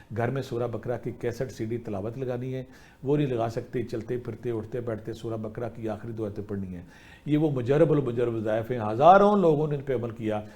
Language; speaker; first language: Urdu; non-native, local second language; Punjabi